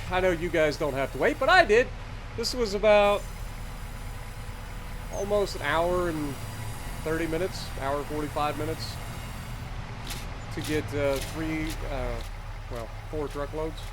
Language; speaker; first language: English; native; English